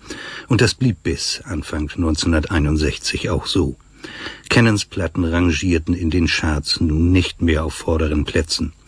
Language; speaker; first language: German; native; German